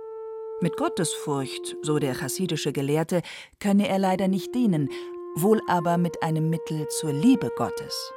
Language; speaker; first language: German; native; German